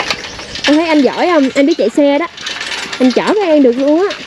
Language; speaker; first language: Vietnamese; native; Vietnamese